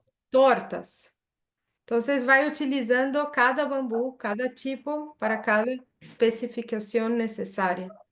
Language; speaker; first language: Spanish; non-native, learner; Portuguese